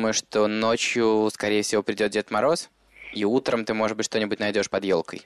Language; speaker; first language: Russian; native; Russian